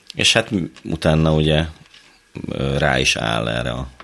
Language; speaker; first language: Hungarian; native; Hungarian